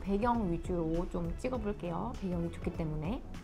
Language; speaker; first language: Korean; native; Korean